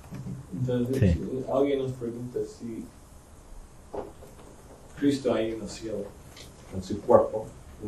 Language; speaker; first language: Spanish; non-native, learner; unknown